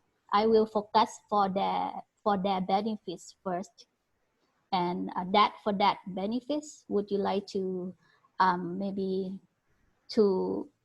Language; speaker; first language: English; non-native, learner; Thai